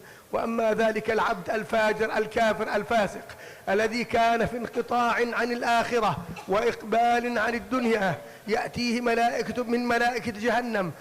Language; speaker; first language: Arabic; native; Arabic